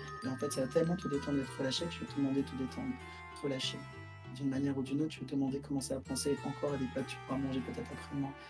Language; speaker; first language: French; native; French